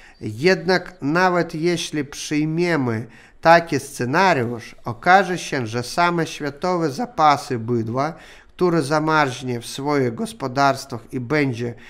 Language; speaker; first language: Polish; non-native, learner; Russian